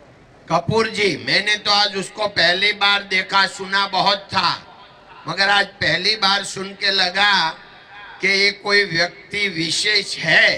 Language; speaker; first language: Hindi; non-native, local second language; Gujarati